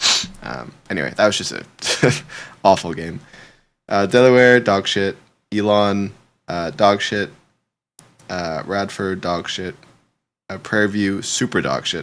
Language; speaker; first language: English; native; English